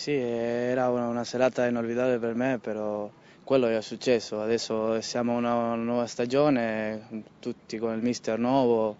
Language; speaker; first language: Italian; non-native, learner; Spanish